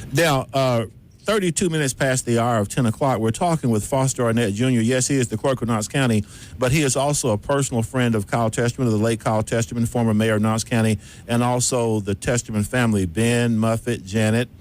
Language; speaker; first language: English; native; English